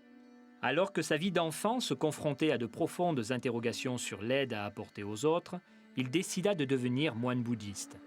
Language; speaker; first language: French; native; French